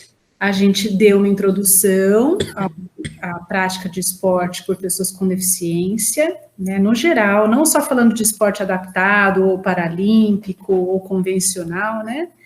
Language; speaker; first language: Portuguese; native; Portuguese